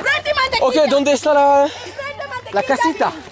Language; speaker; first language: Spanish; non-native, learner; French